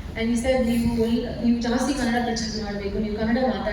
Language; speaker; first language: Kannada; non-native, learner; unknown